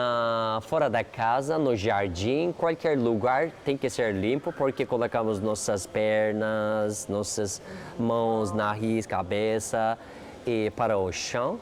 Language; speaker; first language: Portuguese; non-native, learner; Turkish